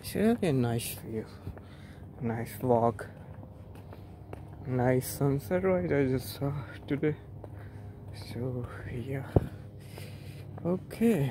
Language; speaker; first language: English; non-native, learner; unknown